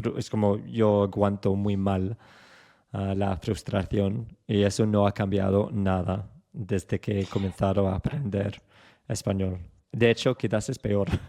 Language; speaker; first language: Spanish; non-native, fluent; English